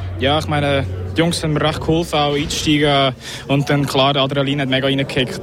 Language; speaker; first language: German; native; German